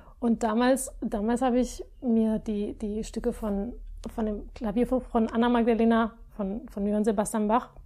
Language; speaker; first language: German; non-native, fluent; Spanish